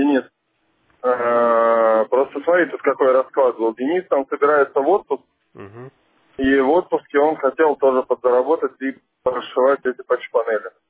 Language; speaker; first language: Russian; native; Russian